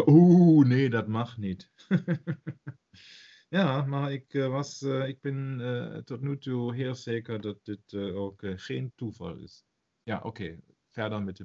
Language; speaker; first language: Dutch; non-native, learner; German